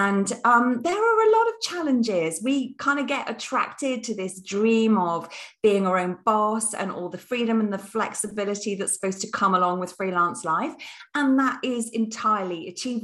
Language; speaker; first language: English; native; English